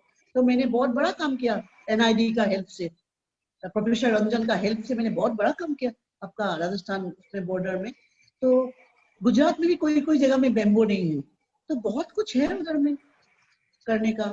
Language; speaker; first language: Hindi; non-native, local second language; Assamese